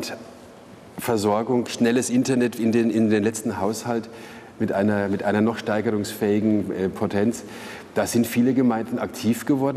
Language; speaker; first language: German; native; German